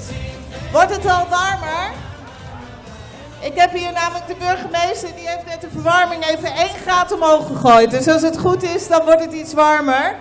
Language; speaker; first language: Dutch; native; Dutch